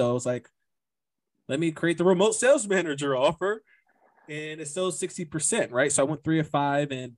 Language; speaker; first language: English; native; English